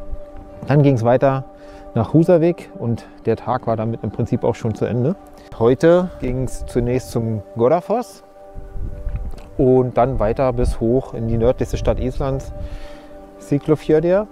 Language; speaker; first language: German; native; German